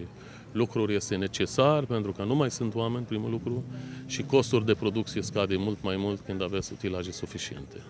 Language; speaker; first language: Romanian; non-native, fluent; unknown